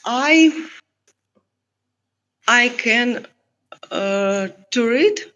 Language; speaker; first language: English; non-native, learner; Russian